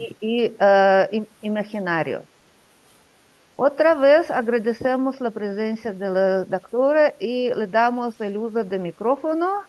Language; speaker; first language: Spanish; non-native, learner; Russian